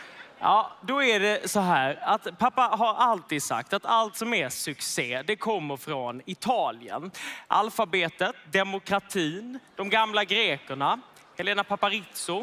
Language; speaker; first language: Swedish; native; Swedish